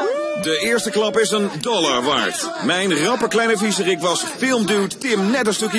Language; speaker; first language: Dutch; native; Dutch